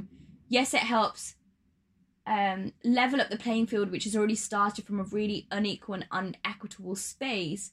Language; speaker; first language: English; native; English